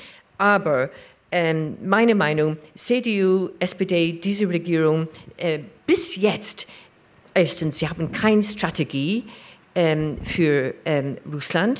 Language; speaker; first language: German; non-native, learner; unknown